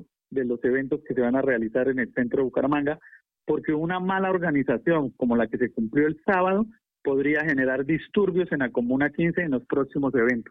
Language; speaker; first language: Spanish; native; Spanish